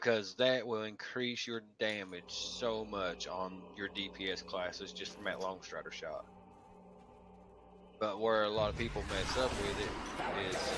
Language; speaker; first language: English; native; English